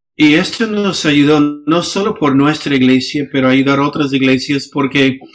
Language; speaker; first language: Spanish; non-native, fluent; English